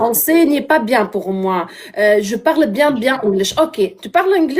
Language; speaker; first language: French; non-native, learner; Arabic